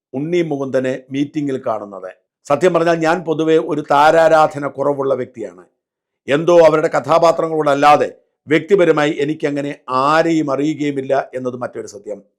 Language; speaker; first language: Malayalam; native; Malayalam